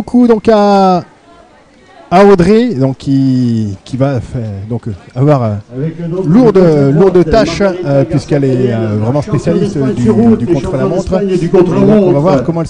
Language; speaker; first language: French; native; French